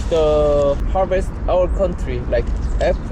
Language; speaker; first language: English; non-native, learner; Korean